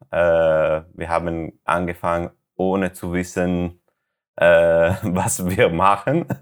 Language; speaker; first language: German; non-native, learner; Italian